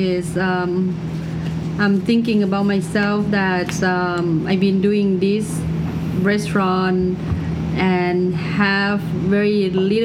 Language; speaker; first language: English; non-native, learner; Thai